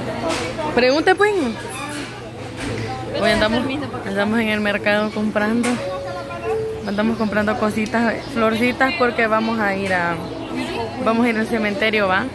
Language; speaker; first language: Spanish; native; Spanish